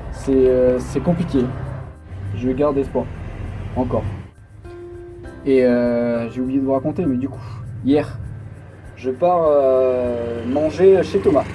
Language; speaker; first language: French; native; French